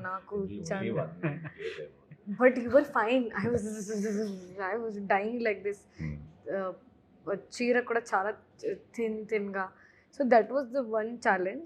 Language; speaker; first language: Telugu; non-native, fluent; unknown